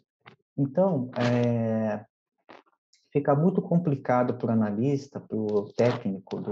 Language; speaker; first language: Portuguese; native; Portuguese